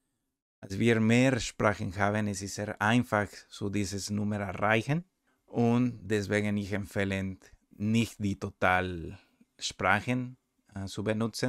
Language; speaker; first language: German; non-native, learner; Spanish